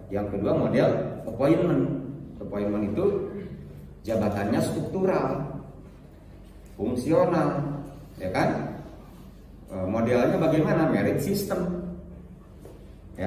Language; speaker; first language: Indonesian; native; Indonesian